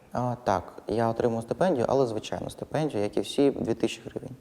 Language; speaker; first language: Ukrainian; non-native, fluent; Russian